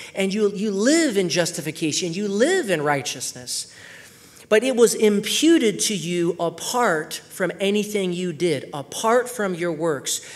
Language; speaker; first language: English; native; English